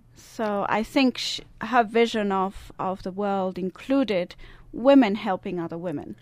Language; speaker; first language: English; non-native, fluent; Italian